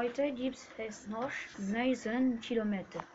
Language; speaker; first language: German; non-native, learner; French